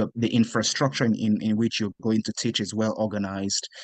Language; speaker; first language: English; non-native, local second language; Yoruba